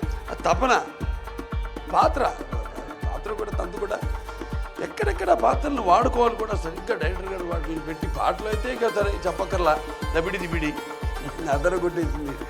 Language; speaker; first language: Telugu; native; Telugu